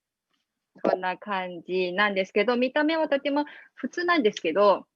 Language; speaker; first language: Japanese; non-native, fluent; Mongolian